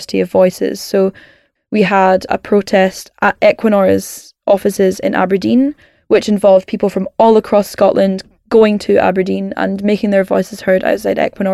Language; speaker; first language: English; native; English